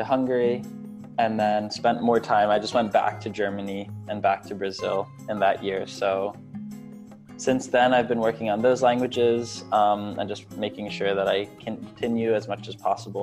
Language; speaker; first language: English; native; English